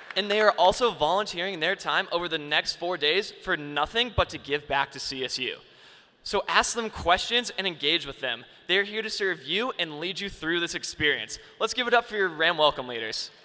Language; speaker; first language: English; native; English